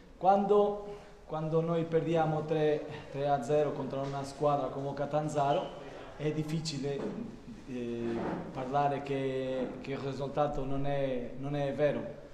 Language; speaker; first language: Italian; non-native, learner; Portuguese